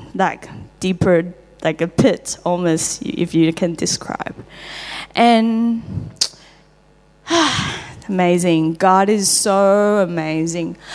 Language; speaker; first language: English; non-native, fluent; Chinese